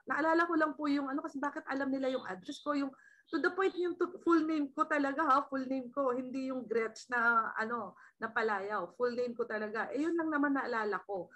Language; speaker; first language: Filipino; native; Filipino